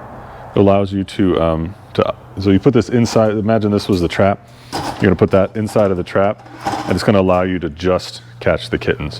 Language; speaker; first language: English; native; English